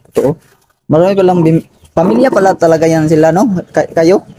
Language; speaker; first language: Filipino; native; Filipino